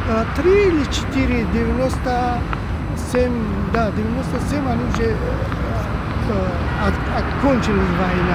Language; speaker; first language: Russian; non-native, local second language; Tajik